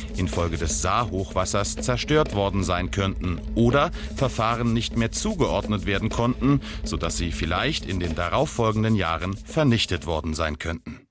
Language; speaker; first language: German; native; German